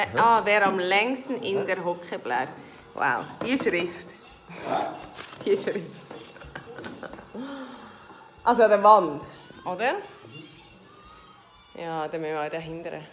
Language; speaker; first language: German; native; German